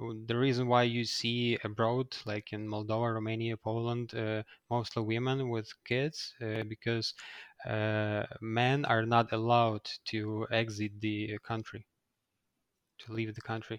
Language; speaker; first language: English; non-native, fluent; Ukrainian